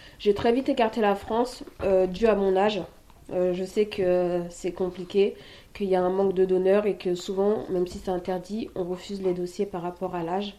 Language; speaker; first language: French; early bilingual, other home language; Haitian Creole